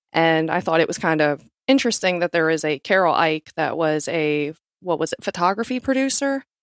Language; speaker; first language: English; native; English